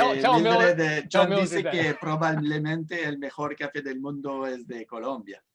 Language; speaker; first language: Spanish; non-native, fluent; French